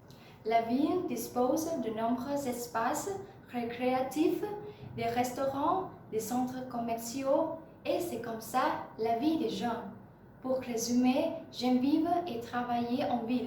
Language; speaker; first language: French; non-native, learner; Vietnamese